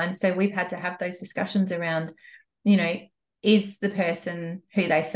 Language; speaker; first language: English; native; English